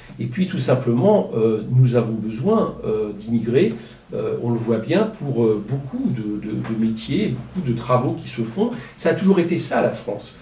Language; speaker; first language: French; native; French